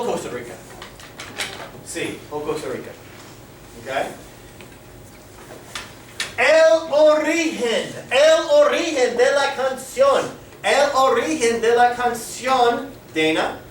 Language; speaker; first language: Spanish; non-native, fluent; English